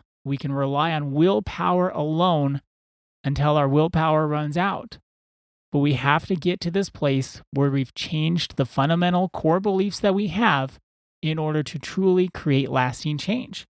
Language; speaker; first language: English; native; English